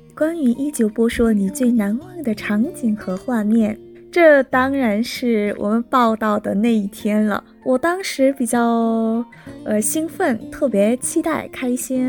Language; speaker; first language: Chinese; non-native, fluent; Korean